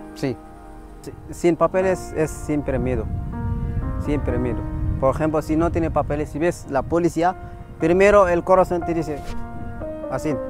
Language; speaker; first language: Spanish; non-native, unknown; Wolof